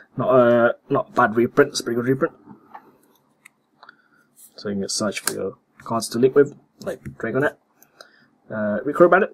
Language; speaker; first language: English; native; English